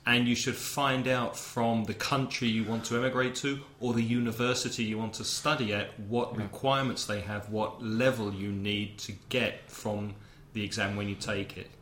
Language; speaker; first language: English; native; English